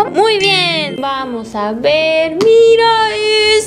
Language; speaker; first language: Spanish; native; Spanish